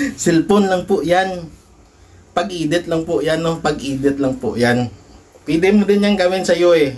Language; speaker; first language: Filipino; non-native, local second language; Hiligaynon